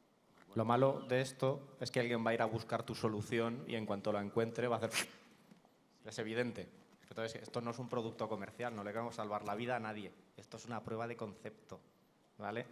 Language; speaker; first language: Spanish; native; Spanish